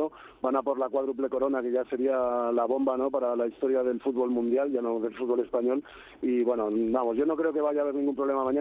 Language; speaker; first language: Spanish; native; Spanish